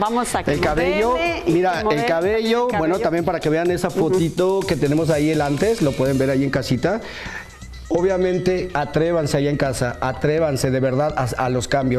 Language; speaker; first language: Spanish; native; Spanish